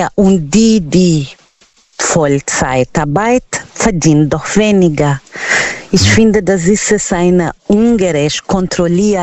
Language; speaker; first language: German; non-native, learner; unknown